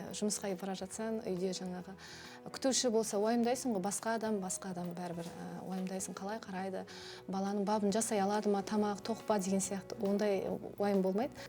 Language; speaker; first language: Kazakh; early bilingual, heritage; Kazakh